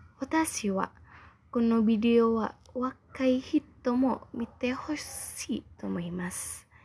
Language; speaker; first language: Japanese; non-native, learner; Indonesian